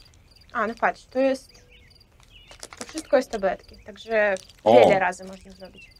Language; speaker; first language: Polish; non-native, fluent; Russian